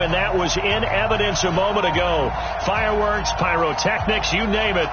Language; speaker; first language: English; native; English